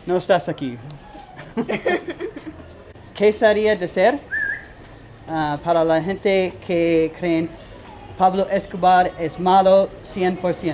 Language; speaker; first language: Spanish; non-native, learner; English